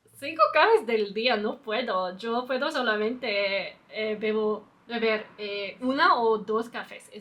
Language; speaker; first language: Spanish; non-native, learner; English